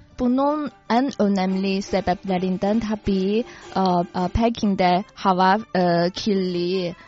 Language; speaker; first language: Turkish; non-native, fluent; Chinese